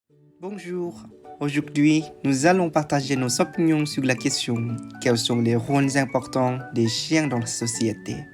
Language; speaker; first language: French; non-native, learner; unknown